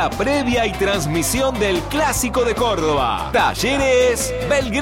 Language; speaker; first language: Spanish; native; Spanish